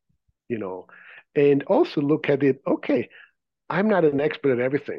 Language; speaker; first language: English; non-native, fluent; Swiss German